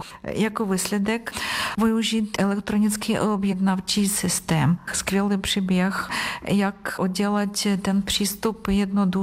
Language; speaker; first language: Czech; non-native, learner; Ukrainian